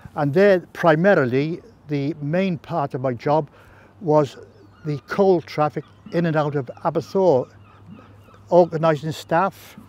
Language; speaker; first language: English; native; English